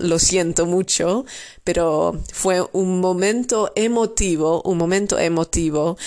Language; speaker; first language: Spanish; non-native, fluent; Dutch